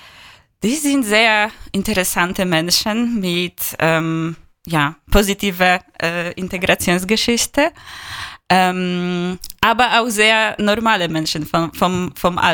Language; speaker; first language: German; non-native, fluent; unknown